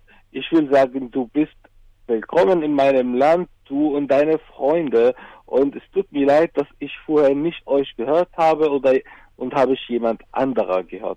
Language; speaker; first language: German; non-native, learner; Arabic